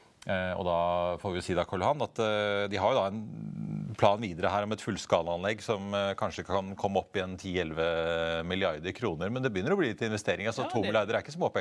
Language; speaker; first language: Norwegian; native; Norwegian